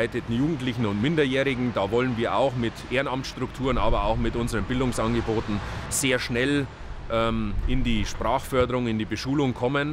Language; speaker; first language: German; native; German